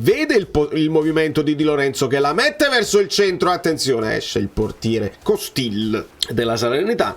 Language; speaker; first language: Italian; native; Italian